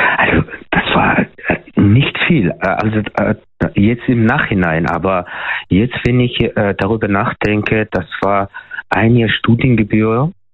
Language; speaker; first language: German; non-native, fluent; Mongolian